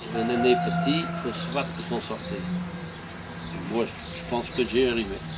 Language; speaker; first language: French; non-native, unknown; Portuguese